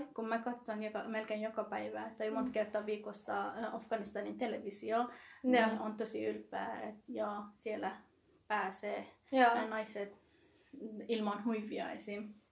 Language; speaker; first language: Finnish; non-native, learner; Persian